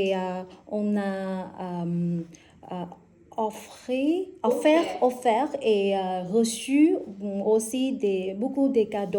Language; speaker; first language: French; non-native, learner; Vietnamese